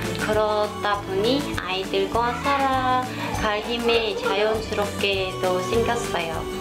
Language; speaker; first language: Korean; non-native, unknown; Vietnamese